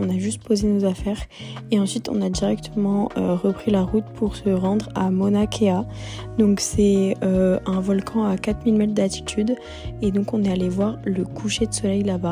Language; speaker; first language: French; native; French